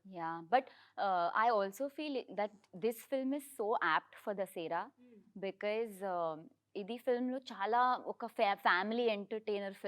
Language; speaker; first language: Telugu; non-native, learner; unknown